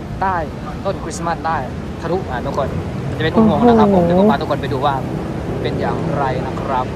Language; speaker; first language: Thai; native; Thai